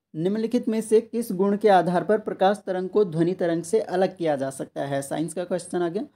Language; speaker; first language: Hindi; native; Hindi